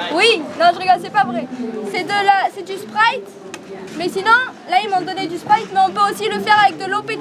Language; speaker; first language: French; native; French